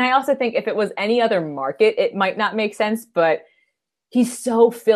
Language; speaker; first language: English; native; English